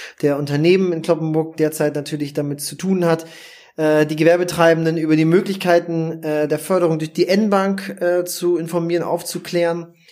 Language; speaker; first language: German; native; German